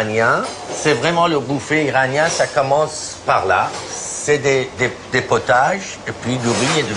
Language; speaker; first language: French; non-native, fluent; Persian